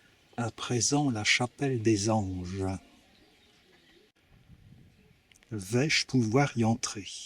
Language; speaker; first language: French; native; French